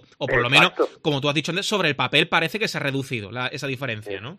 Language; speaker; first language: Spanish; native; Spanish